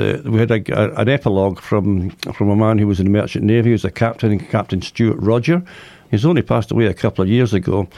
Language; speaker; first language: English; native; English